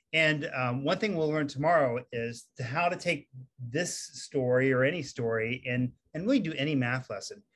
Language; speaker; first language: English; native; English